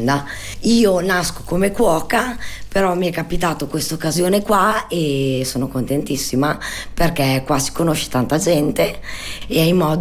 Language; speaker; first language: Italian; native; Italian